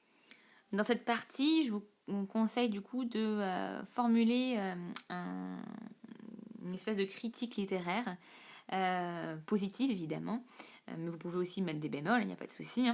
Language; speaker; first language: French; native; French